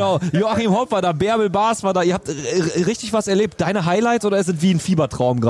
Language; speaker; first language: German; native; German